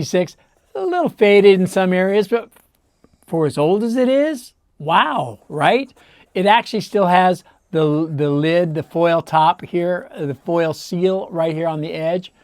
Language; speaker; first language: English; native; English